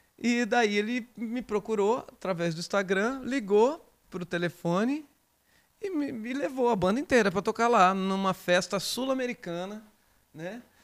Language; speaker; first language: Portuguese; native; Portuguese